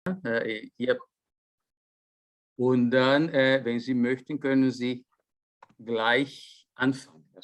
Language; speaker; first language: German; non-native, fluent; Portuguese